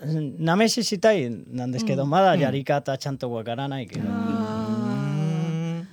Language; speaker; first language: Japanese; non-native, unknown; Spanish